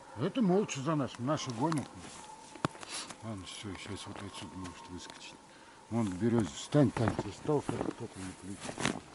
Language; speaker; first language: Russian; native; Russian